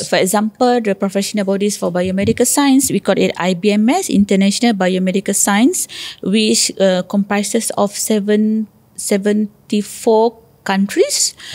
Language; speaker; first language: English; non-native, local second language; Malay